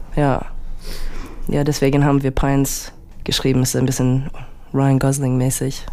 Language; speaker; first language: German; non-native, learner; English